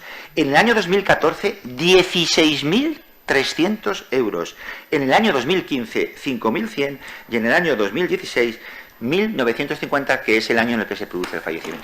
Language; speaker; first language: Spanish; native; Spanish